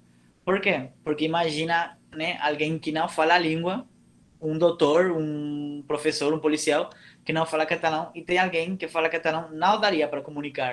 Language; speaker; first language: Portuguese; non-native, fluent; Catalan